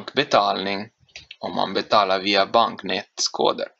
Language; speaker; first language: Swedish; non-native, fluent; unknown